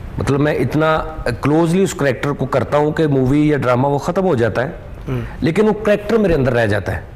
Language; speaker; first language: Urdu; non-native, local second language; Punjabi